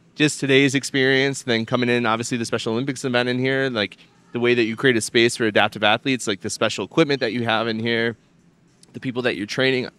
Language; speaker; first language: English; native; English